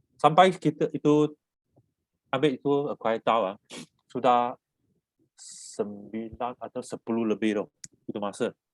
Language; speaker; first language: Malay; non-native, local second language; Chinese